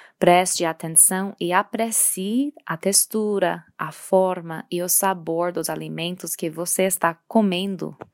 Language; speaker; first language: Portuguese; non-native, fluent; English